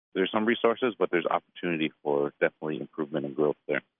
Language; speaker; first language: English; native; English